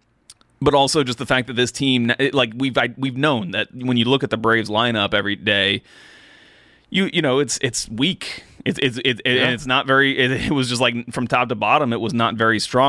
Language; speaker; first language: English; native; English